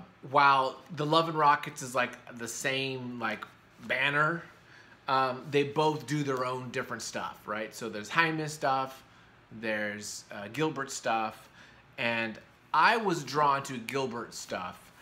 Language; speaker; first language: English; early bilingual, other home language; Spanish